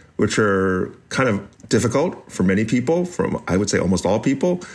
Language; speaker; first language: English; native; English